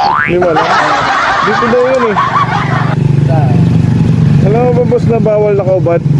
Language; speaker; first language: Filipino; native; Filipino